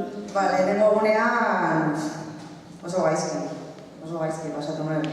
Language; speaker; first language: Basque; non-native, local second language; Spanish